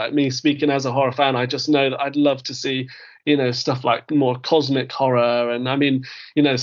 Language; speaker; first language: English; native; English